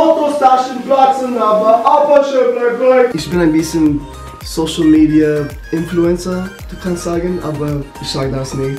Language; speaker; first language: German; non-native, learner; English